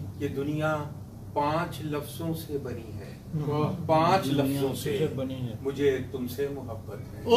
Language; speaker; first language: Urdu; non-native, local second language; Punjabi